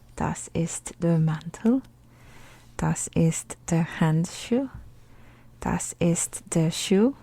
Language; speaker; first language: German; non-native, learner; English